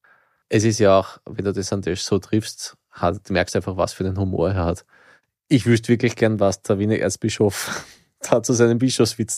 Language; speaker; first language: German; native; German